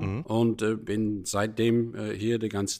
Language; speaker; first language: German; non-native, fluent; English